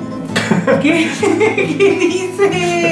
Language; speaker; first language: Spanish; non-native, local second language; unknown